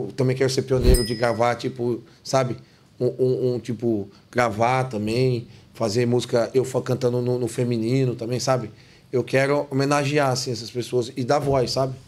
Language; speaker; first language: Portuguese; native; Portuguese